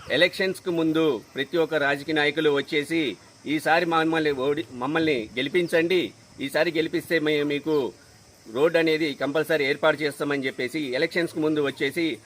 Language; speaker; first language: Telugu; non-native, local second language; Lambadi